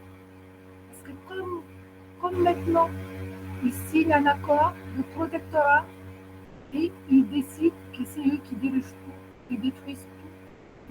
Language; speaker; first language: French; non-native, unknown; Ukrainian